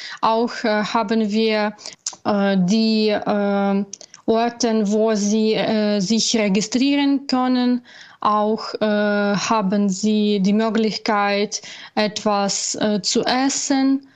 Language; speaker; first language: German; non-native, learner; Ukrainian